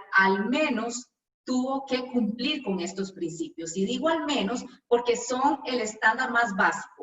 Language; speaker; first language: Spanish; native; Spanish